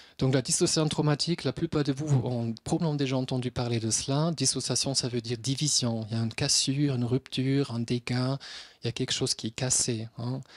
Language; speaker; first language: French; non-native, fluent; German